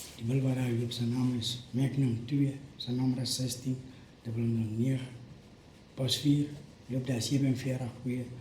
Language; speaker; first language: Afrikaans; non-native, local second language; Tswana